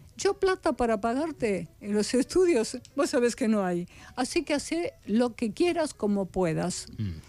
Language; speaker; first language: Spanish; early bilingual, other home language; Ukrainian